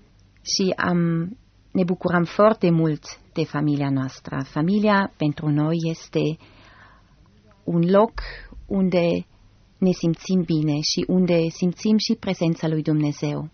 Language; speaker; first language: Romanian; non-native, fluent; German